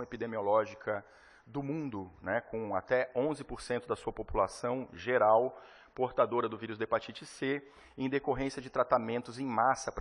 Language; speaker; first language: Portuguese; native; Portuguese